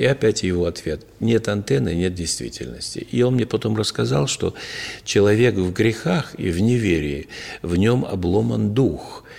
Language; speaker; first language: Russian; native; Russian